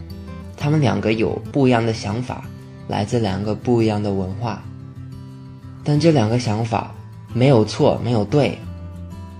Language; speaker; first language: Chinese; early bilingual, heritage; English